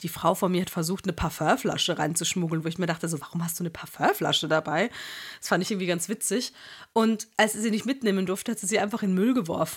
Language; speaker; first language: German; native; German